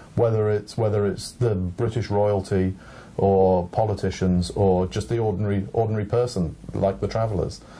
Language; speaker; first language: English; native; English